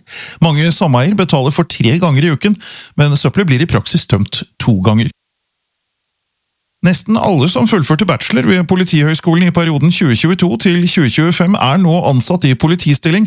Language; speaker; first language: Norwegian; native; Norwegian